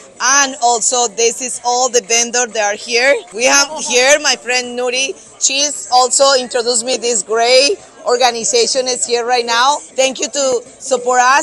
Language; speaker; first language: English; non-native, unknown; Spanish